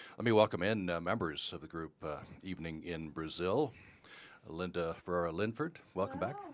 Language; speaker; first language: English; native; English